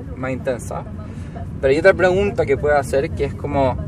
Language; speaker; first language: Spanish; native; Spanish